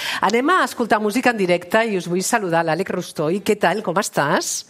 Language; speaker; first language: Catalan; native; Catalan